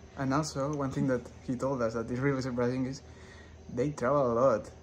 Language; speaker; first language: English; non-native, fluent; Spanish